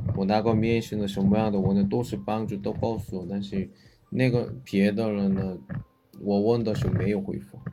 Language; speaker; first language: Chinese; non-native, learner; Korean